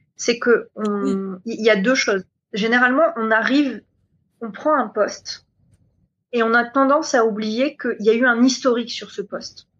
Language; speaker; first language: French; native; French